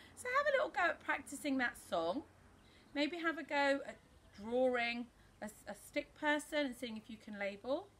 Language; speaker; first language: English; native; English